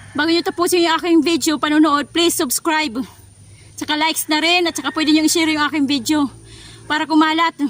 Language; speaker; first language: Filipino; non-native, local second language; Waray